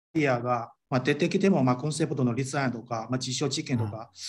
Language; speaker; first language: Japanese; non-native, fluent; Chinese